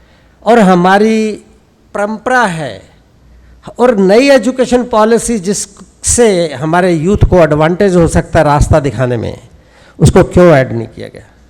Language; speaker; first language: Hindi; native; Hindi